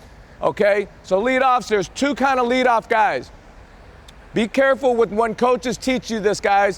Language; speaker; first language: English; native; English